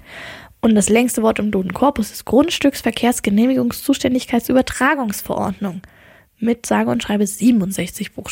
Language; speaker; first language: German; native; German